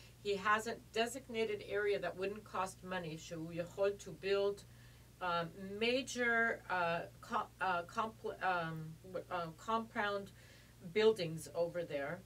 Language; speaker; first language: English; native; English